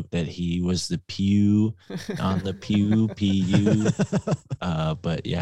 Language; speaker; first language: English; native; English